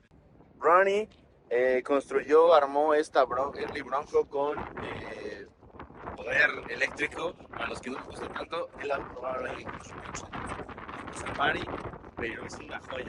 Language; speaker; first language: Spanish; native; Spanish